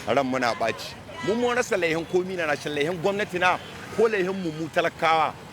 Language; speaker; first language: Hausa; native; Hausa